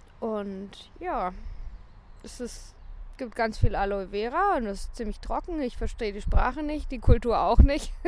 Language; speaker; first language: German; native; German